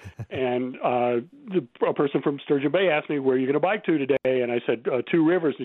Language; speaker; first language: English; native; English